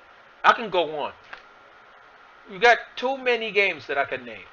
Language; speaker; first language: English; native; English